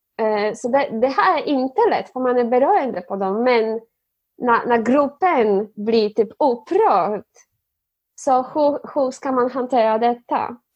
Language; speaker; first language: Swedish; non-native, fluent; Polish